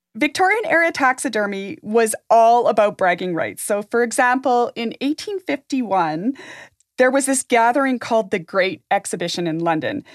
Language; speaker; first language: English; native; English